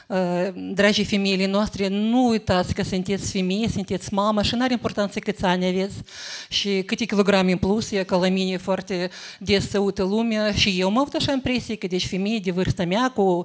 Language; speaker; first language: Romanian; native; Romanian